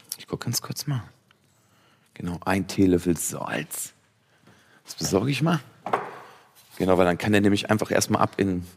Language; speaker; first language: German; native; German